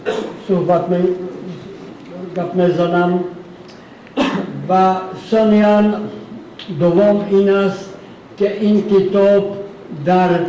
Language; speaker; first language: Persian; non-native, fluent; Czech